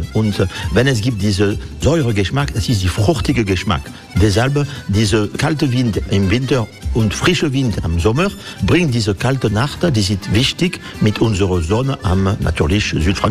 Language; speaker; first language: German; non-native, fluent; French